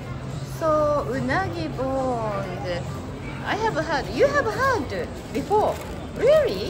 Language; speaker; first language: English; non-native, learner; Japanese